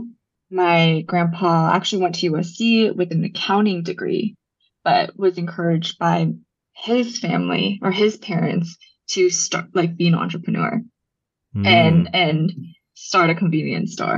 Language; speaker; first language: English; early bilingual, other home language; Japanese